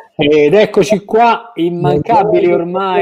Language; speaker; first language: Italian; native; Italian